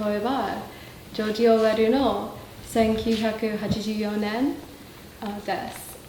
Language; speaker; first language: Japanese; non-native, fluent; English